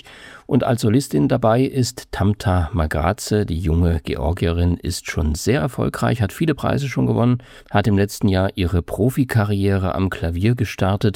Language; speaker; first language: German; native; German